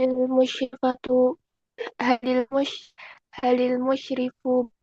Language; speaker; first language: Arabic; non-native, learner; Indonesian